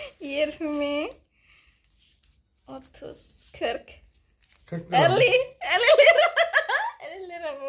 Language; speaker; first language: Turkish; non-native, learner; Indonesian